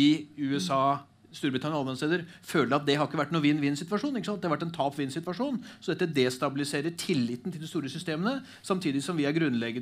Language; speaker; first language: Norwegian; native; Norwegian